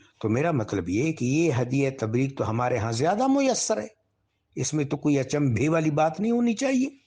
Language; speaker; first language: Urdu; non-native, local second language; Pashto